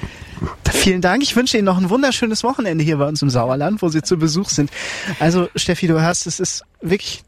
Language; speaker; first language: German; native; German